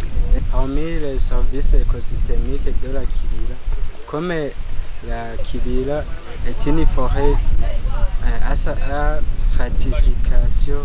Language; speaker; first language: French; non-native, local second language; Rundi